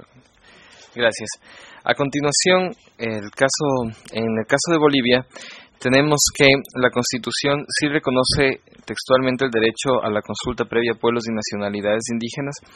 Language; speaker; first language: Spanish; native; Spanish